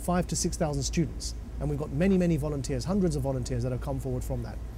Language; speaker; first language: English; early bilingual, other home language; Urdu